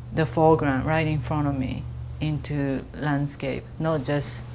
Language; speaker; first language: English; non-native, fluent; Japanese